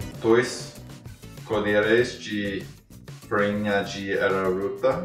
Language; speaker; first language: Portuguese; non-native, learner; English